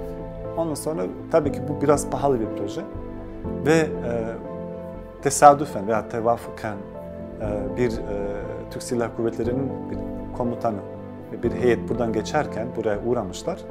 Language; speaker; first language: Turkish; non-native, fluent; Bosnian